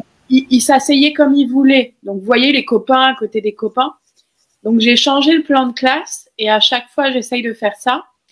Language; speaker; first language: French; native; French